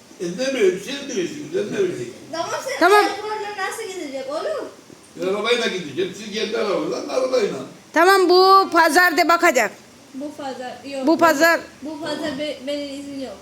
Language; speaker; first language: Turkish; non-native, learner; Gujarati